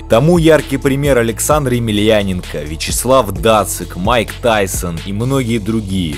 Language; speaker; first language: Russian; native; Russian